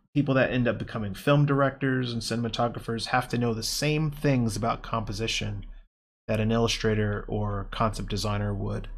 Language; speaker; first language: English; native; English